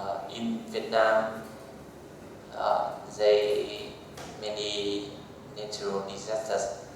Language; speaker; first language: English; non-native, learner; Vietnamese